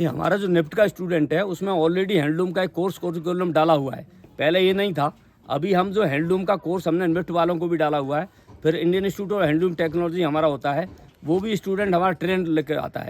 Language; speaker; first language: Hindi; native; Hindi